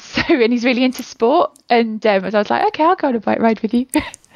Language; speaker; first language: English; native; English